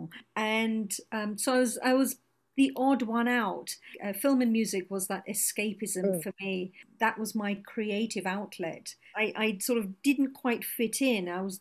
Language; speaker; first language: English; non-native, local second language; Gujarati